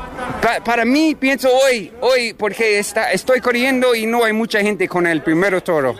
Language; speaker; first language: Spanish; non-native, learner; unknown